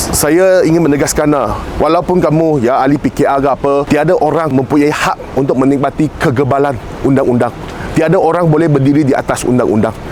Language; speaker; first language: Malay; non-native, local second language; Chinese